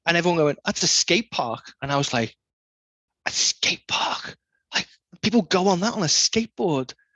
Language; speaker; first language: English; native; English